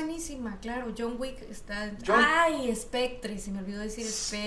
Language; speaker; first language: Spanish; native; Spanish